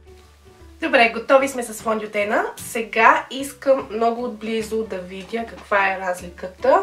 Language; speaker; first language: Bulgarian; native; Bulgarian